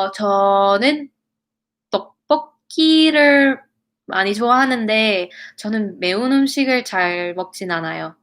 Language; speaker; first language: Korean; non-native, learner; English